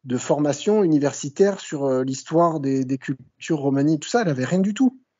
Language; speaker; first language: French; native; French